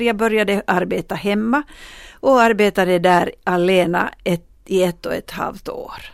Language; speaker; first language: Swedish; non-native, local second language; Finnish